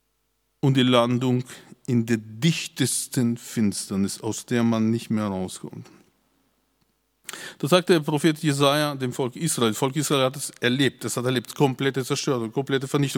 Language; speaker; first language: German; native; German